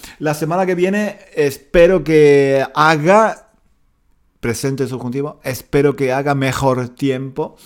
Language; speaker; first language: Spanish; native; Spanish